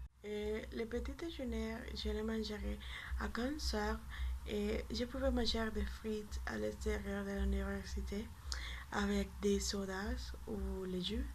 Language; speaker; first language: French; non-native, learner; Spanish